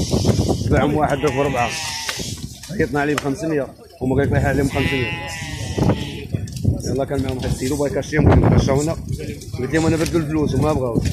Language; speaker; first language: Arabic; native; Arabic